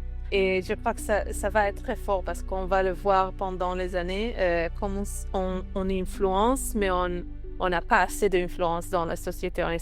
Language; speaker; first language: French; non-native, learner; Hebrew